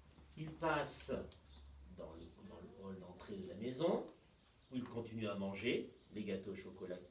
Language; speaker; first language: French; native; French